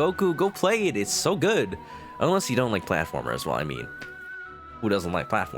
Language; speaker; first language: English; native; English